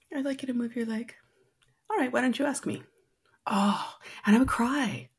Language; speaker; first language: English; native; English